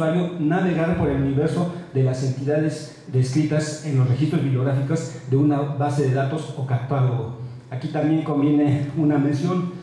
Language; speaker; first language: Spanish; native; Spanish